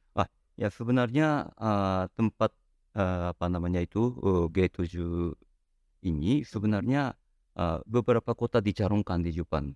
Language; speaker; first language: Indonesian; non-native, fluent; Japanese